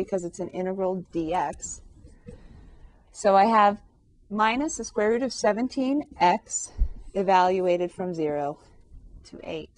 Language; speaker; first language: English; native; English